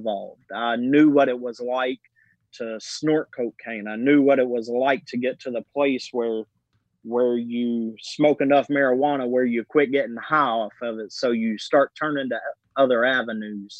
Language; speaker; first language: English; native; English